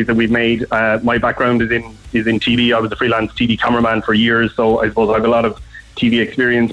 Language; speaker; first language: English; native; English